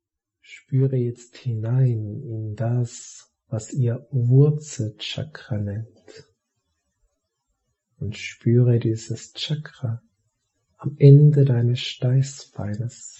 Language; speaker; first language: German; native; German